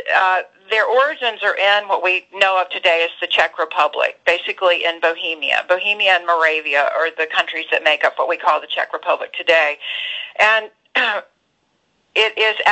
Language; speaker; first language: English; native; English